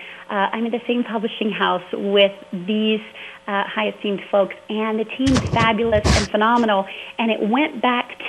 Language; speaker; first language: English; native; English